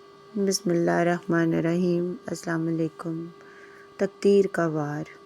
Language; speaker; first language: Urdu; native; Urdu